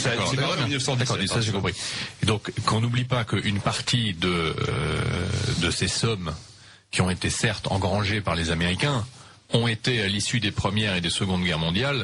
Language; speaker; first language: French; native; French